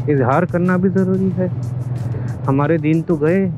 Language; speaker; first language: Hindi; non-native, local second language; Marathi